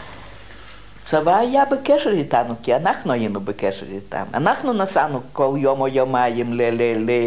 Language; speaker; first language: Hebrew; non-native, fluent; Russian